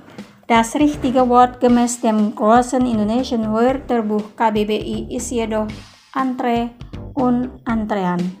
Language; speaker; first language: German; non-native, fluent; Indonesian